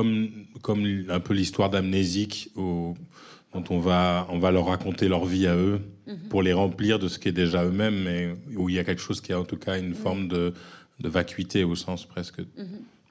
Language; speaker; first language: French; native; French